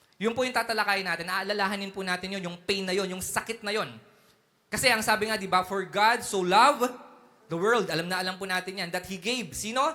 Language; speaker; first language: Filipino; native; Filipino